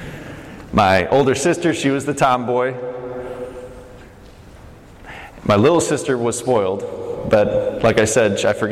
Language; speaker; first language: English; native; English